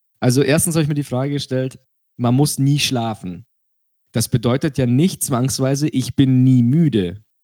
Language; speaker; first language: German; early bilingual, other home language; Russian